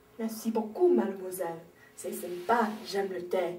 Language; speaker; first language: French; non-native, learner; English